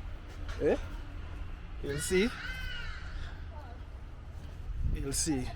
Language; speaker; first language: English; native; English